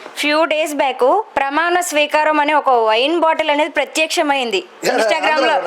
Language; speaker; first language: Telugu; native; Telugu